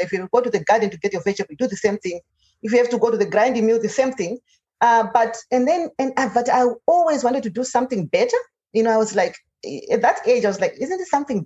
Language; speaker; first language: English; non-native, local second language; Shona